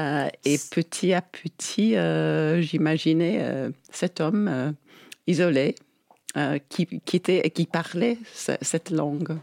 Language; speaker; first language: French; non-native, fluent; English